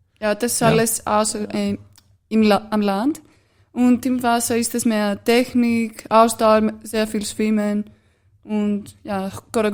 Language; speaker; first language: German; non-native, fluent; Greek